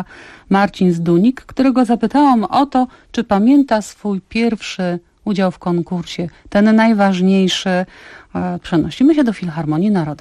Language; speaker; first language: Polish; native; Polish